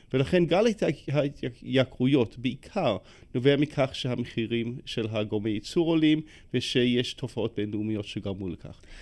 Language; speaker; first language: Hebrew; non-native, fluent; English